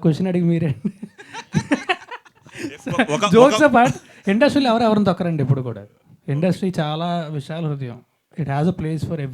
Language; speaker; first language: Telugu; native; Telugu